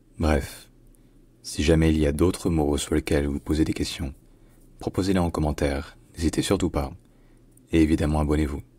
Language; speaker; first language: French; native; French